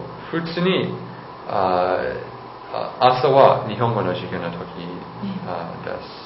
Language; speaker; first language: Japanese; non-native, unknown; English